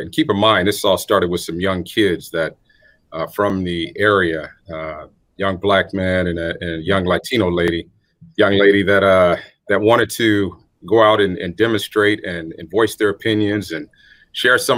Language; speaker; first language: English; native; English